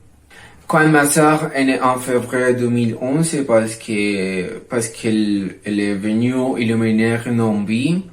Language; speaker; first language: French; non-native, learner; Spanish